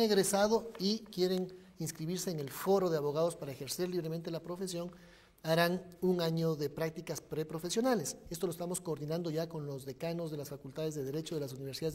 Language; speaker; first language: Spanish; native; Spanish